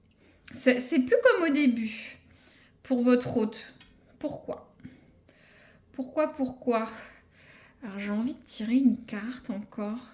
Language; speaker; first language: French; native; French